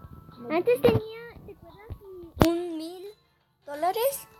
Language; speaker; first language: Spanish; early bilingual, heritage; Spanish